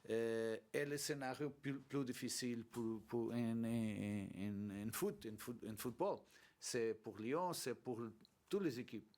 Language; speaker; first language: French; non-native, learner; Portuguese